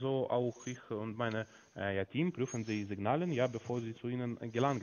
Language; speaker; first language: German; non-native, learner; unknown